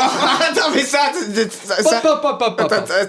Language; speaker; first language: French; native; French